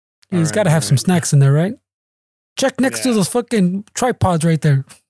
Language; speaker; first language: English; early bilingual, other home language; Spanish